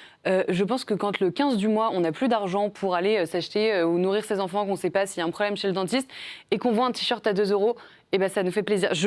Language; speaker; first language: French; native; French